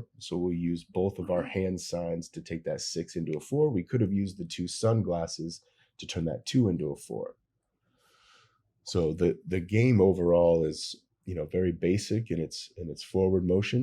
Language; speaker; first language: English; native; English